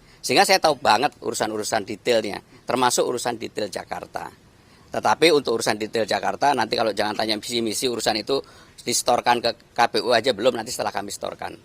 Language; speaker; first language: Indonesian; native; Indonesian